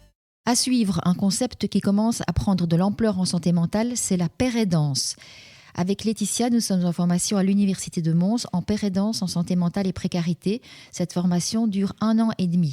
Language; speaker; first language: French; native; French